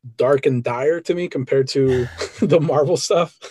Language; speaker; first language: English; early bilingual, other home language; Spanish